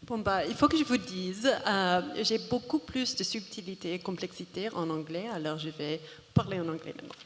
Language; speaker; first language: French; non-native, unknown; English